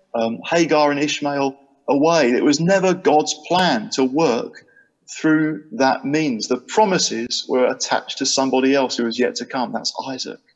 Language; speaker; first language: English; native; English